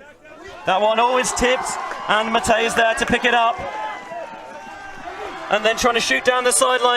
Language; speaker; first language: English; native; English